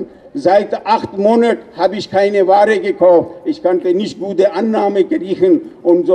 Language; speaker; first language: German; non-native, learner; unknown